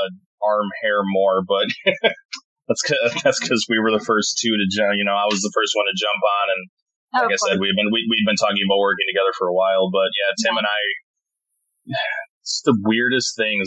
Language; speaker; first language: English; native; English